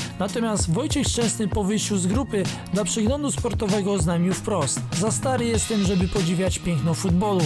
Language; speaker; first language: Polish; native; Polish